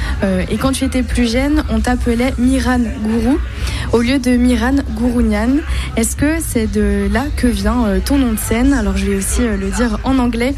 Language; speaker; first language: French; native; French